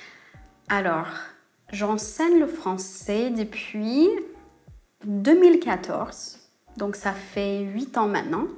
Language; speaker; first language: French; non-native, fluent; English